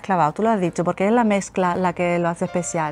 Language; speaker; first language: Spanish; native; Spanish